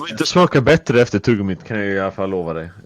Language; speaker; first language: Swedish; native; Swedish